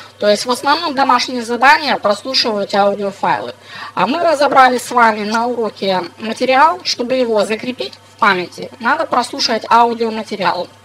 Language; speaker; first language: Russian; non-native, fluent; English